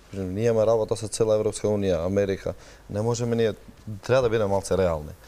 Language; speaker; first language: Macedonian; non-native, local second language; Albanian